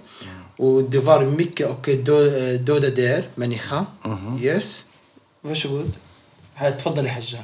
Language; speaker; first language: Swedish; non-native, local second language; Arabic